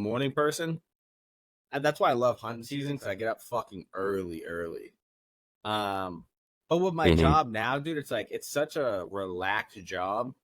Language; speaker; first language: English; native; English